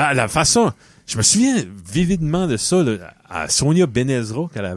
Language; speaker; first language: French; native; French